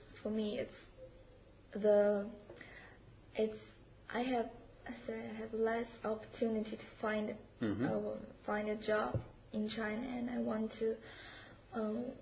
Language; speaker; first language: English; non-native, learner; Chinese